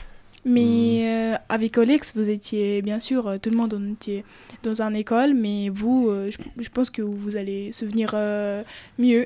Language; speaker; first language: French; non-native, fluent; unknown